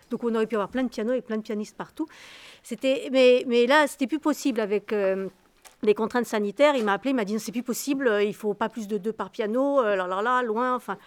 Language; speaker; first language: French; native; French